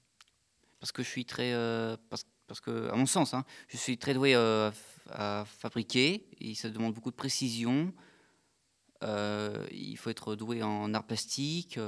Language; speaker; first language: French; native; French